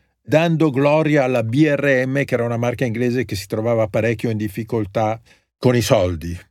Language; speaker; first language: Italian; native; Italian